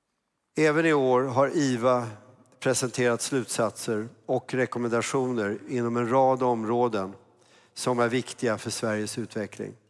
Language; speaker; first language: Swedish; native; Swedish